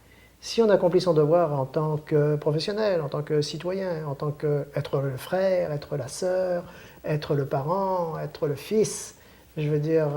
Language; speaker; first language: French; native; French